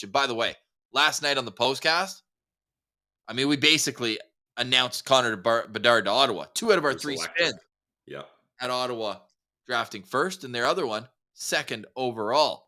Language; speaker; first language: English; native; English